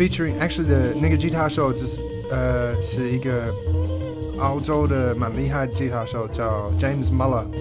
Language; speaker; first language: Chinese; non-native, fluent; English